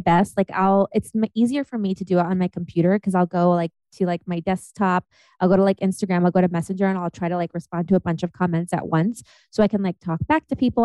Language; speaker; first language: English; native; English